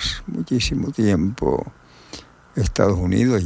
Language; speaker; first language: Spanish; native; Spanish